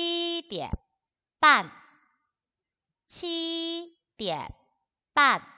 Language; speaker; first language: Chinese; non-native, fluent; Korean